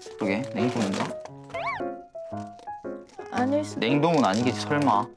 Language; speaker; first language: Korean; native; Korean